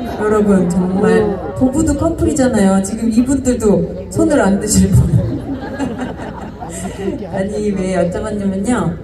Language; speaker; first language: Korean; native; Korean